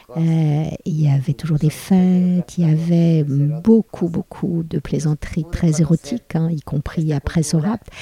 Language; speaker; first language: French; non-native, fluent; Spanish